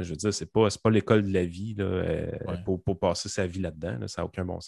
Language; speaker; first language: French; native; French